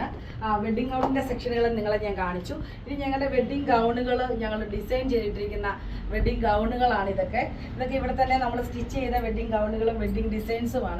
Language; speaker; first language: Malayalam; native; Malayalam